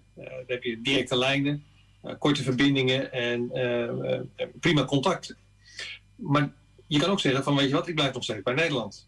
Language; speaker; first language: Dutch; native; Dutch